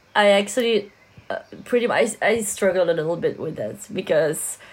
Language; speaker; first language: English; non-native, fluent; Dutch